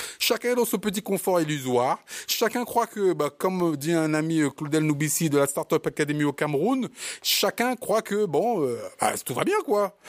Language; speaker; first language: French; early bilingual, other home language; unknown